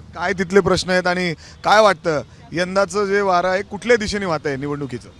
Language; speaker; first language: Marathi; native; Marathi